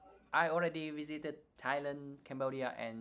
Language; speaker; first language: English; non-native, learner; Vietnamese